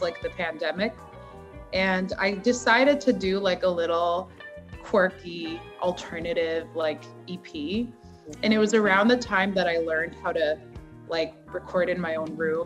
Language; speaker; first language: English; native; English